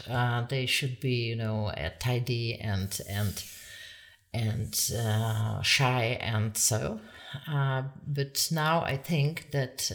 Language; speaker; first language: English; non-native, fluent; Polish